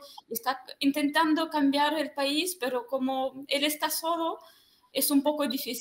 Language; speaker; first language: Spanish; non-native, fluent; Russian